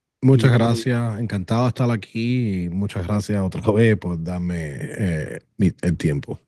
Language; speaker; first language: Spanish; early bilingual, other home language; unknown